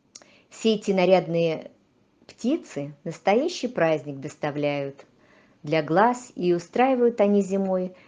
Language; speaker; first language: Russian; native; Russian